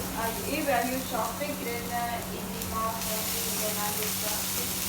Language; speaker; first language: English; non-native, learner; Vietnamese